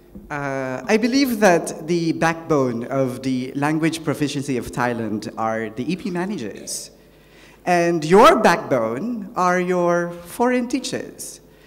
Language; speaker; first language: English; non-native, local second language; Filipino